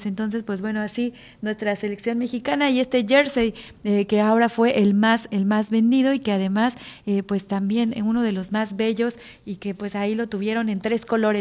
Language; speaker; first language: Spanish; native; Spanish